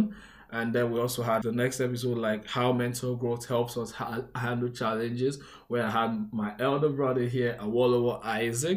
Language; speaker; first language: English; non-native, local second language; Igbo